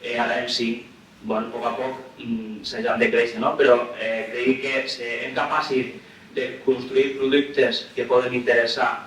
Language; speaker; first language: Catalan; non-native, local second language; Occitan